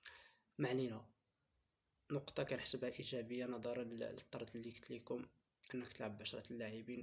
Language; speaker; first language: Arabic; native; Arabic